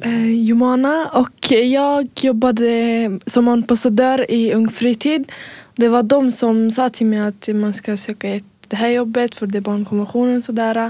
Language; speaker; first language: Swedish; early bilingual, other home language; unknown